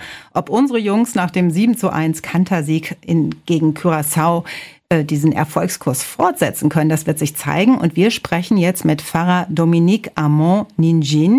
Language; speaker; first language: German; native; German